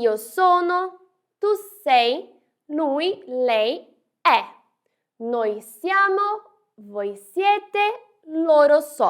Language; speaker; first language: Italian; non-native, fluent; Portuguese